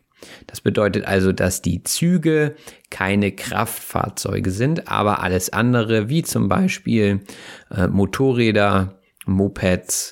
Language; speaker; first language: German; native; German